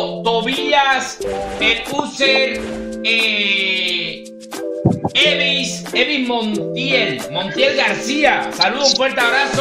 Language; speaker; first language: Spanish; native; Spanish